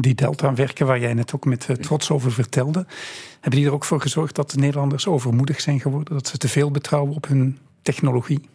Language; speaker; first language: Dutch; native; Dutch